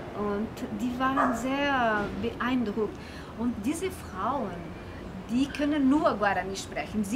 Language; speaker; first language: German; non-native, fluent; Portuguese